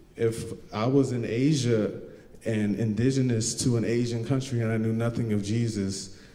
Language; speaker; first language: English; native; English